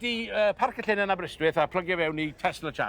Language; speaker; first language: Welsh; native; Welsh